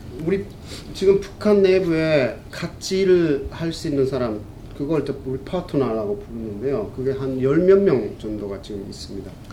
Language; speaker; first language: Korean; non-native, fluent; Japanese